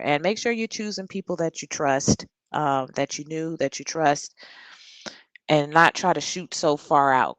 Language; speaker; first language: English; native; English